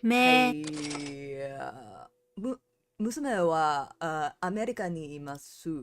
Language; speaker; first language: Japanese; non-native, learner; English